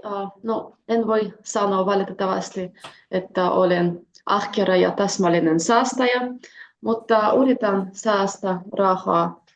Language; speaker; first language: Finnish; non-native, fluent; Russian